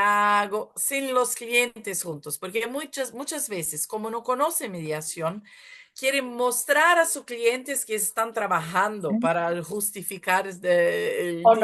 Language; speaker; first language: Spanish; non-native, fluent; Portuguese